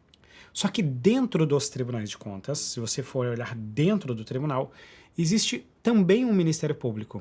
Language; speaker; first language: Portuguese; native; Portuguese